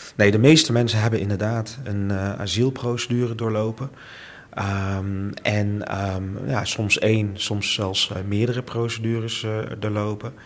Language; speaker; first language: Dutch; early bilingual, other home language; Lingala